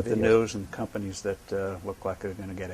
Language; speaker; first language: English; native; English